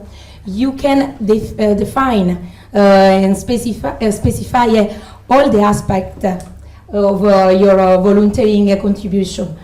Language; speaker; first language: English; non-native, fluent; Italian